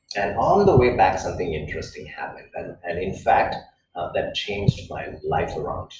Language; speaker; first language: English; non-native, local second language; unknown